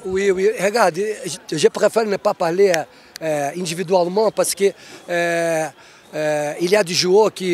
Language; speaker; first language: French; non-native, fluent; Portuguese